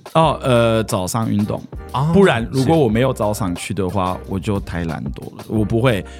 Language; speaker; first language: Chinese; non-native, fluent; French